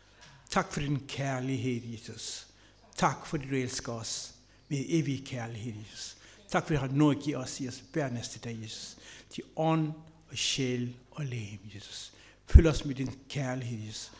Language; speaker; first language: Danish; non-native, fluent; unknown